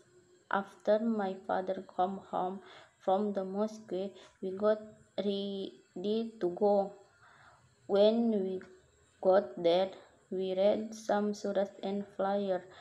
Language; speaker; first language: English; non-native, learner; Indonesian